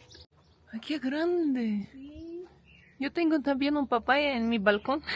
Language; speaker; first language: Spanish; non-native, learner; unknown